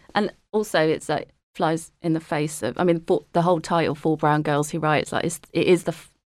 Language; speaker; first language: English; native; English